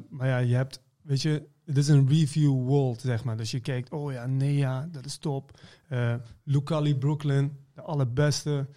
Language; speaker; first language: Dutch; early bilingual, other home language; Persian